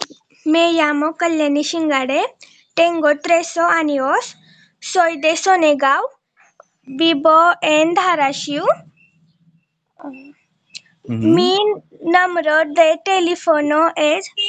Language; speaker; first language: Spanish; non-native, learner; Marathi